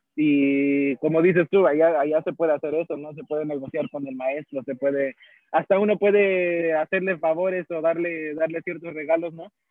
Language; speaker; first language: Spanish; early bilingual, heritage; Spanish